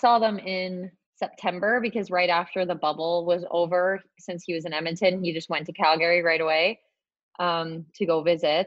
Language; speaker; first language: English; native; English